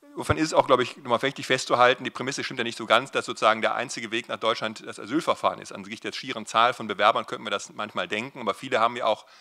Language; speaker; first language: German; native; German